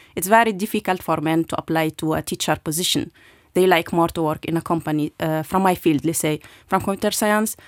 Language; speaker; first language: English; non-native, fluent; Arabic